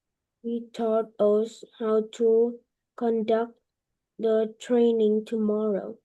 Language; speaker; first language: English; non-native, learner; Vietnamese